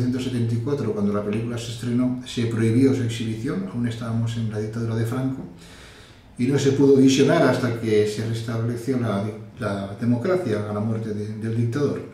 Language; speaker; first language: Spanish; native; Spanish